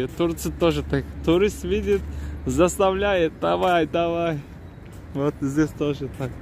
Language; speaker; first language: Russian; non-native, learner; Azerbaijani